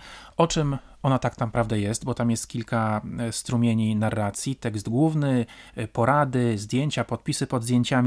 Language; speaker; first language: Polish; native; Polish